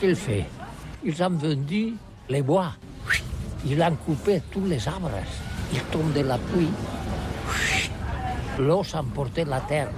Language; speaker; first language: French; non-native, learner; Catalan